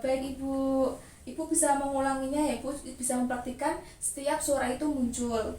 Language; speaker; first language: Indonesian; native; Indonesian